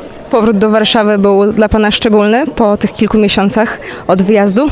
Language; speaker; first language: Polish; native; Polish